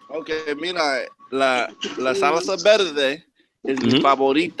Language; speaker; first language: Spanish; non-native, learner; English